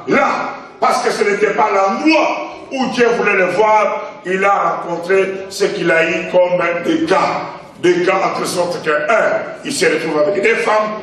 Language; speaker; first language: French; non-native, local second language; Lingala